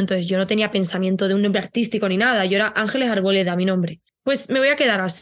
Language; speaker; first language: Spanish; native; Spanish